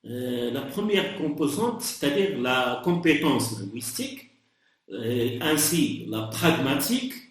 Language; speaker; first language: French; non-native, local second language; Arabic